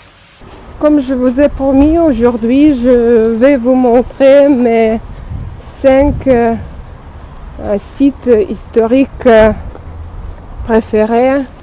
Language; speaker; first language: French; non-native, fluent; Russian